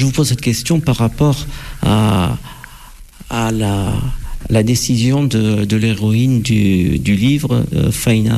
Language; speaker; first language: French; native; French